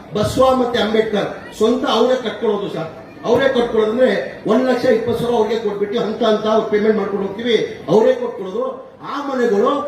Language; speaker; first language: Kannada; non-native, local second language; Urdu